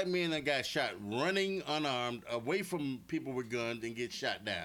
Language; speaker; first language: English; native; English